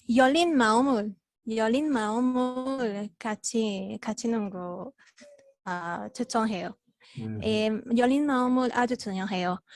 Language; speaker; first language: Korean; non-native, learner; Spanish